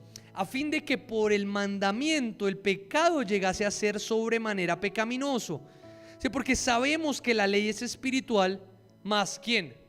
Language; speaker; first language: Spanish; native; Spanish